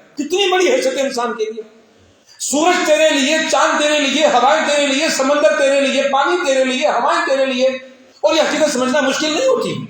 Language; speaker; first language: Urdu; non-native, local second language; Sindhi